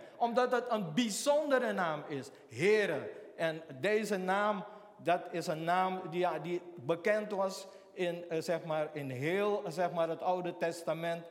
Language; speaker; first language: Dutch; native; Dutch